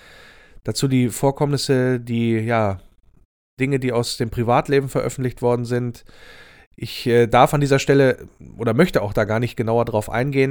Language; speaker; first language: German; native; German